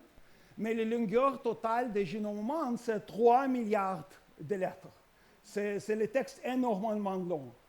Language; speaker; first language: French; non-native, learner; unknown